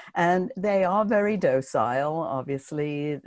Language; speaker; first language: English; native; English